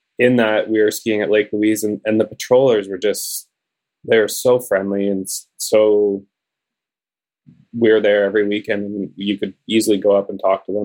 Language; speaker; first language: English; native; English